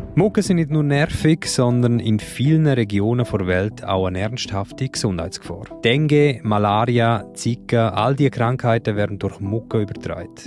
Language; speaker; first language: German; native; German